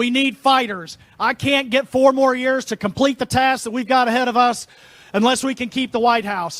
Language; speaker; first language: English; native; English